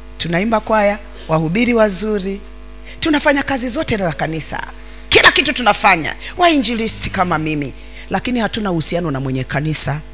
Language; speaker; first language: Swahili; native; Swahili